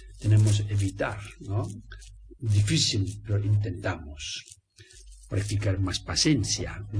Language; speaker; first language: Spanish; non-native, learner; Tibetan